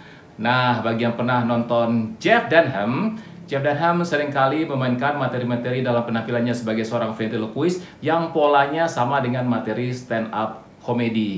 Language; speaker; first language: Indonesian; native; Indonesian